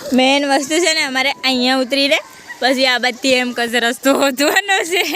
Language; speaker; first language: Gujarati; non-native, local second language; Kukna